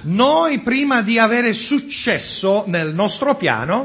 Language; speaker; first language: Italian; native; Italian